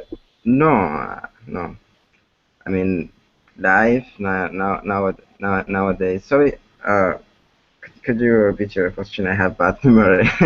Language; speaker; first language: English; non-native, fluent; Arabic